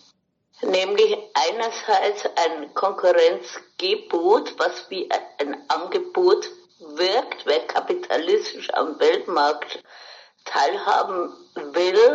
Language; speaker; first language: German; native; German